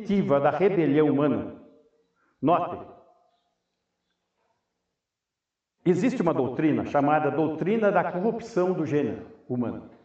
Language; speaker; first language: Portuguese; native; Portuguese